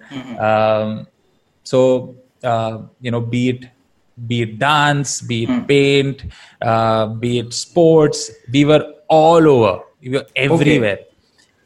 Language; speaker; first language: English; non-native, local second language; Malayalam